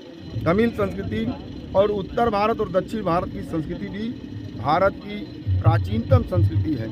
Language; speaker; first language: Hindi; native; Hindi